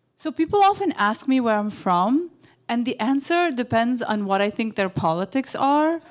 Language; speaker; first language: English; early bilingual, other home language; Arabic